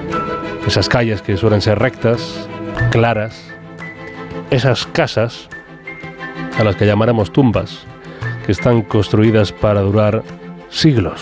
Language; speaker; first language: Spanish; native; Spanish